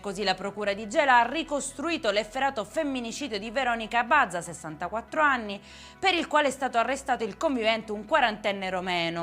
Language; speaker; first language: Italian; native; Italian